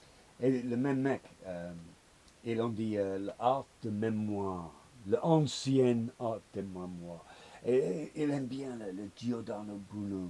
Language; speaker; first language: French; non-native, learner; English